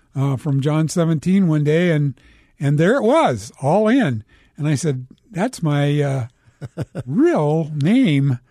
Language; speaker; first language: English; native; English